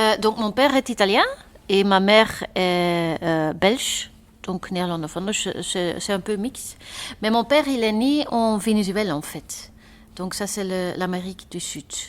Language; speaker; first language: French; non-native, local second language; Dutch